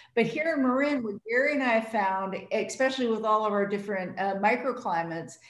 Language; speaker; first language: English; native; English